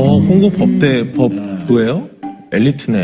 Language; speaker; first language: Korean; native; Korean